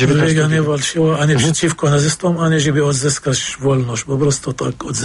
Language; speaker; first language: Polish; non-native, fluent; Arabic